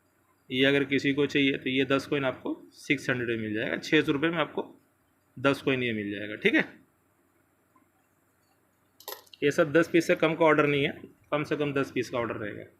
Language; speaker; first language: Hindi; native; Hindi